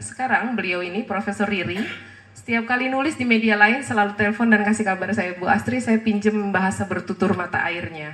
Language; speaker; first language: Indonesian; native; Indonesian